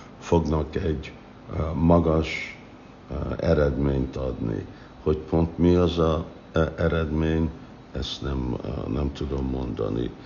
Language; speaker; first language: Hungarian; non-native, fluent; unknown